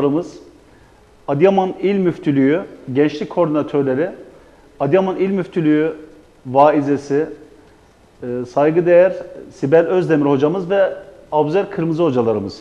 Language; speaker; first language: Turkish; native; Turkish